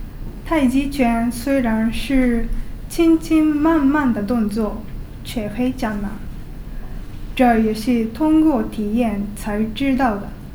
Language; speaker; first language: Chinese; non-native, learner; Japanese